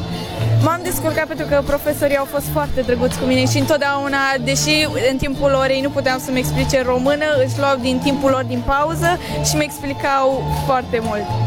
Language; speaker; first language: Romanian; non-native, fluent; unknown